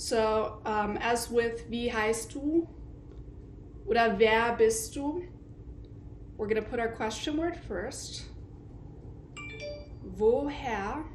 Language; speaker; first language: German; non-native, fluent; English